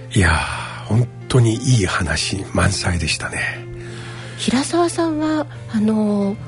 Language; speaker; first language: Japanese; native; Japanese